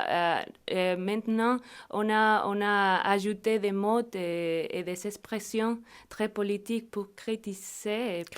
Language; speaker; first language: French; non-native, fluent; Spanish